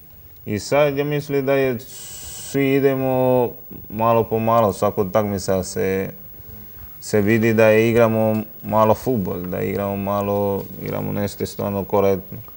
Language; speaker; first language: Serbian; non-native, learner; Spanish